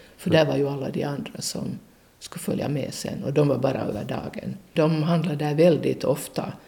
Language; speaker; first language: Swedish; native; Swedish